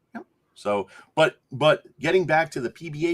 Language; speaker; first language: English; native; English